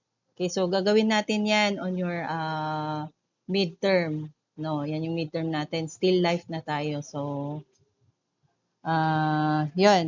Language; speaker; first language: Filipino; native; Filipino